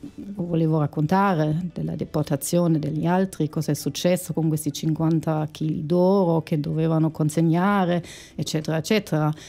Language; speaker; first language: Italian; non-native, fluent; German